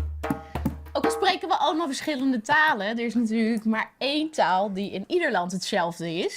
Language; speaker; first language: Dutch; native; Dutch